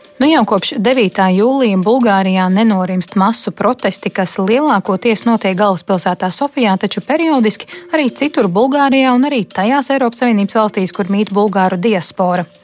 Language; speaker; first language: Latvian; native; Latvian